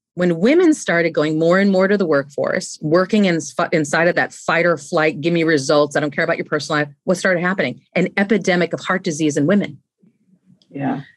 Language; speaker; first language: English; native; English